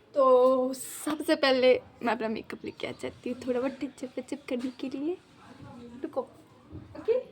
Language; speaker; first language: Hindi; non-native, local second language; Marwari